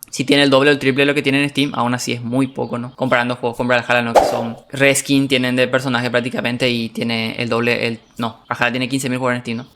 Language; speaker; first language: Spanish; native; Spanish